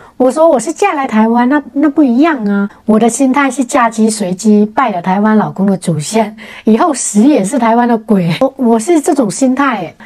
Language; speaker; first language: Chinese; native; Chinese